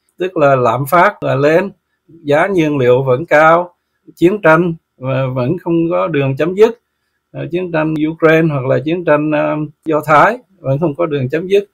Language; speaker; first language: Vietnamese; native; Vietnamese